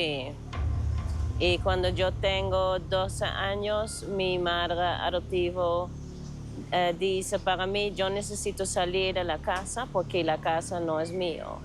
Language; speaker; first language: Spanish; non-native, learner; Dutch